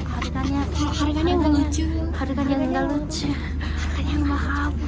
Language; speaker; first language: Indonesian; non-native, learner; Japanese